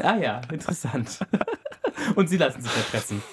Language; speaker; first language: German; native; German